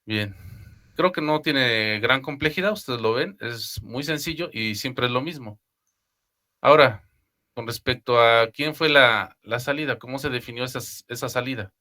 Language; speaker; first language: Spanish; native; Spanish